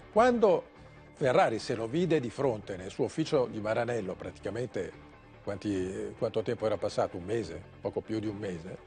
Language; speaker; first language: Italian; native; Italian